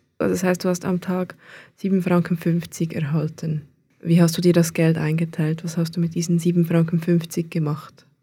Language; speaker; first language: German; native; German